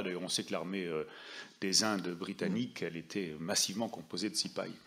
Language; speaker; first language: French; native; French